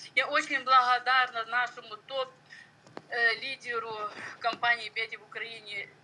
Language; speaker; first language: Russian; non-native, local second language; Ukrainian